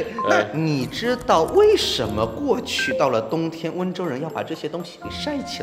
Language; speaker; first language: Chinese; native; Chinese